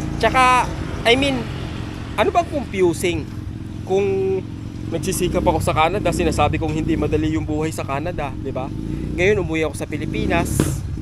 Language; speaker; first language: Filipino; native; Filipino